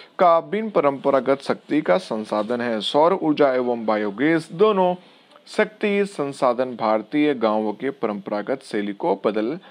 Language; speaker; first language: Hindi; non-native, local second language; Gujarati